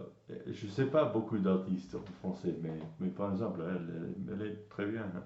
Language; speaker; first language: French; non-native, learner; English